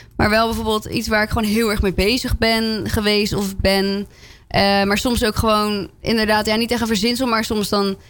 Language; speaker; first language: Dutch; early bilingual, other home language; French